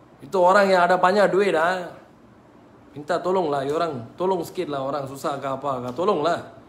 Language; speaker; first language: Malay; non-native, local second language; Tamil